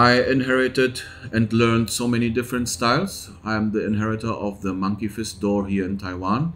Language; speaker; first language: English; non-native, fluent; German